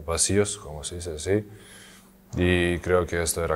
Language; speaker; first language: Spanish; non-native, learner; Serbian